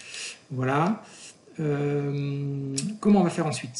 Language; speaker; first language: French; native; French